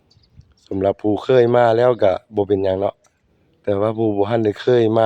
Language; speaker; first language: Thai; non-native, local second language; Northeastern Thai